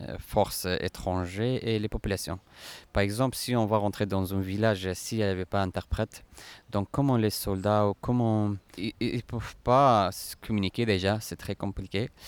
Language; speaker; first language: French; non-native, fluent; Persian